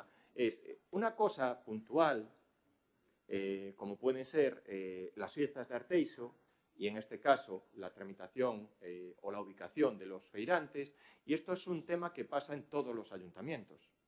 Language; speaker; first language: Spanish; native; Spanish